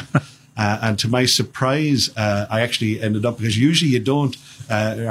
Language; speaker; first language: English; native; English